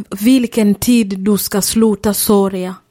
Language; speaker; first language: Swedish; non-native, fluent; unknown